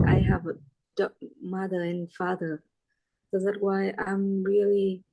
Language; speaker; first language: English; non-native, learner; Vietnamese